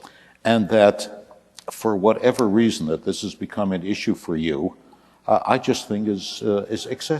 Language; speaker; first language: English; native; English